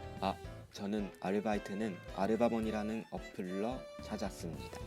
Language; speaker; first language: Korean; non-native, fluent; Japanese